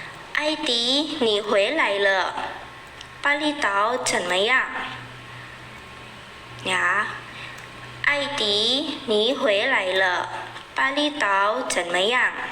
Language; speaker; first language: Chinese; non-native, fluent; Indonesian